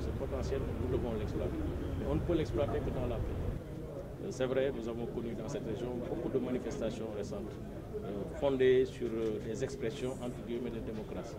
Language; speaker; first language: French; non-native, local second language; Wolof